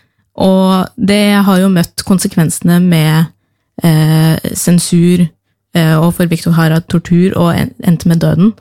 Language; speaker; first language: Norwegian; native; Norwegian